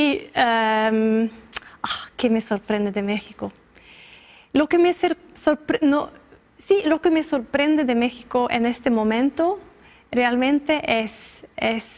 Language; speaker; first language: Spanish; non-native, fluent; Norwegian